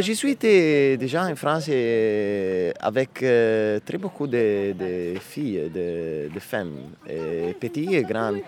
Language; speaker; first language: French; non-native, learner; Italian